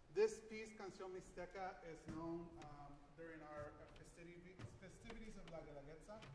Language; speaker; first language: English; early bilingual, other home language; Spanish